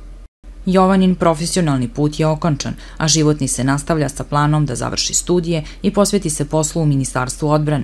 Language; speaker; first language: Serbian; native; Serbian